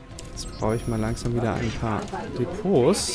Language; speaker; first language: German; native; German